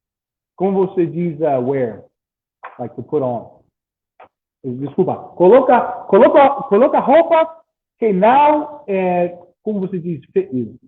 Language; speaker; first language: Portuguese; non-native, learner; English